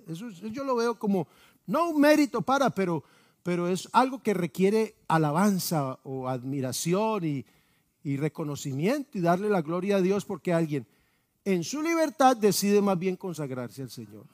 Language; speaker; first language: Spanish; native; Spanish